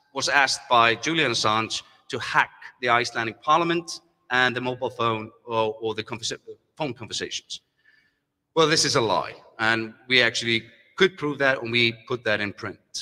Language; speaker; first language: English; non-native, fluent; German